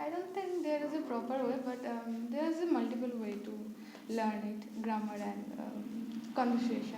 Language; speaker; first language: English; non-native, fluent; Bangla